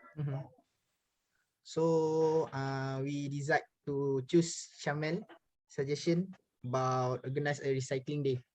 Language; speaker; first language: English; non-native, learner; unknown